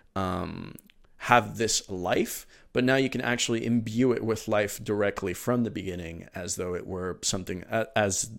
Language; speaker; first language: English; early bilingual, other home language; Spanish